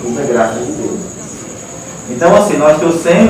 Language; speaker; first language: Portuguese; native; Portuguese